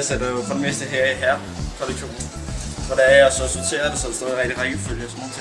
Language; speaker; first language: Danish; native; Danish